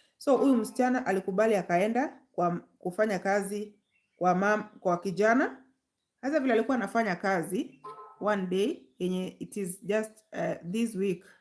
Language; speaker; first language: Swahili; non-native, local second language; Gusii